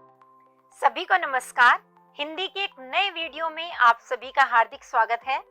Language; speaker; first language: Hindi; native; Hindi